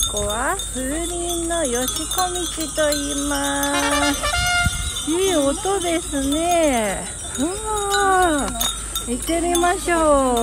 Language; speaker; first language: Japanese; native; Japanese